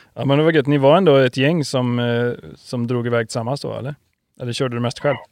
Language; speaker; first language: Swedish; native; Swedish